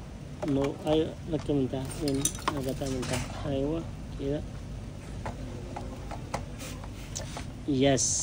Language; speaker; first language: Arabic; non-native, learner; Urdu